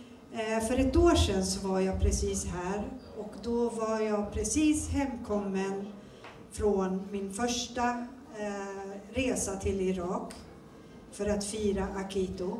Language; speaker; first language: Swedish; early bilingual, other home language; Turoyo